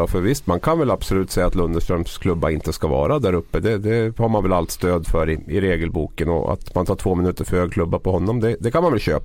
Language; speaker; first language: Swedish; native; Swedish